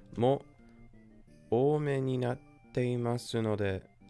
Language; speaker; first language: Japanese; non-native, learner; English